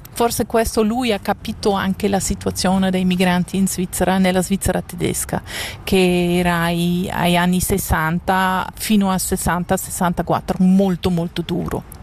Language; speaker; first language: Italian; non-native, local second language; Swiss German